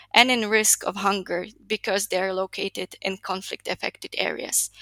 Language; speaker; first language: English; non-native, fluent; Slovak